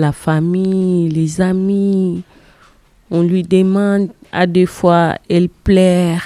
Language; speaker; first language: French; non-native, learner; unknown